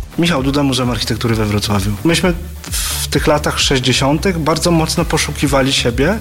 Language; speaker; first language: Polish; native; Polish